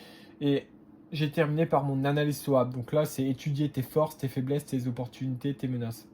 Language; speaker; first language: French; native; French